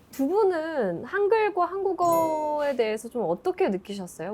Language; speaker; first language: Korean; native; Korean